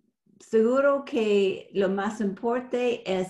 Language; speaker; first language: Spanish; non-native, fluent; English